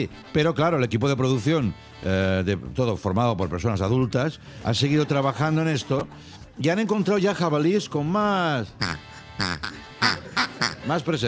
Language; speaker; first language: Spanish; native; Spanish